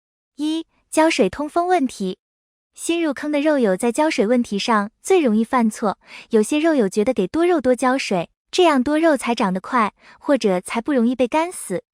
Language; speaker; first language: Chinese; native; Chinese